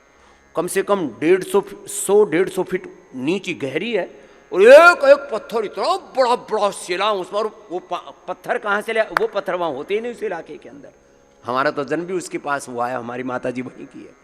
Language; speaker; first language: Hindi; native; Hindi